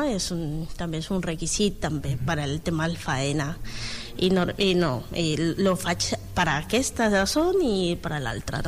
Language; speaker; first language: Catalan; non-native, learner; Spanish